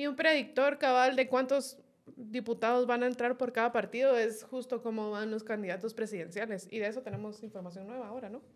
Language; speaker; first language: Spanish; native; Spanish